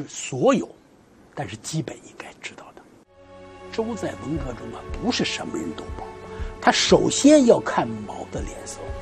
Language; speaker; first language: Chinese; native; Chinese